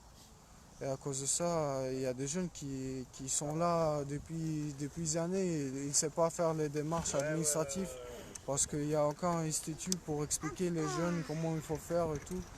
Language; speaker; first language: French; non-native, learner; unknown